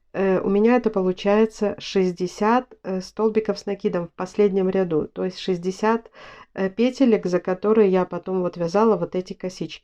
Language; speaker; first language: Russian; native; Russian